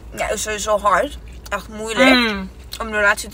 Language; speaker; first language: Dutch; non-native, learner; Italian